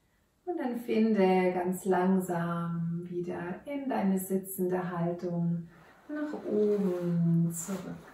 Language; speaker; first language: German; native; German